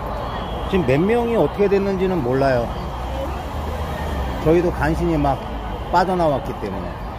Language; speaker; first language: English; non-native, learner; Korean